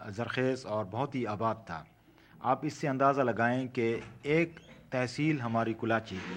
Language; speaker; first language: Urdu; non-native, local second language; Saraiki